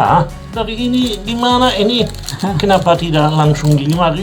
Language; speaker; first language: Indonesian; non-native, fluent; Dutch